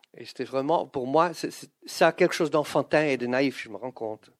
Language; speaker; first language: French; non-native, fluent; Dutch